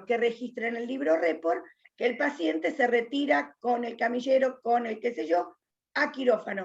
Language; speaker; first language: Spanish; native; Spanish